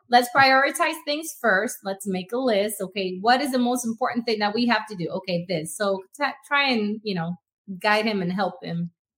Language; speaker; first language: English; non-native, local second language; Spanish